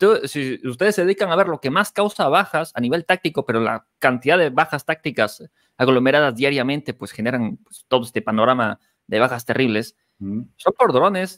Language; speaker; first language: Spanish; native; Spanish